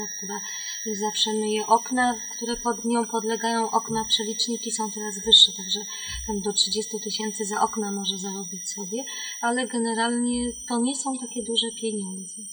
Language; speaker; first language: Polish; native; Polish